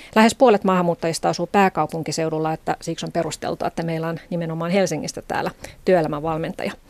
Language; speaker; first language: Finnish; native; Finnish